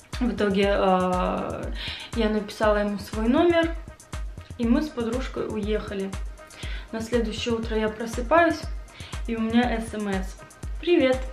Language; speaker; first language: Russian; native; Russian